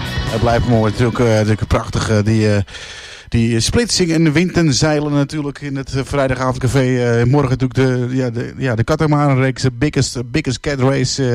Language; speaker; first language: Dutch; native; Dutch